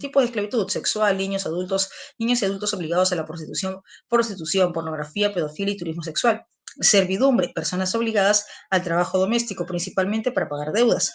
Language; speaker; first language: Spanish; native; Spanish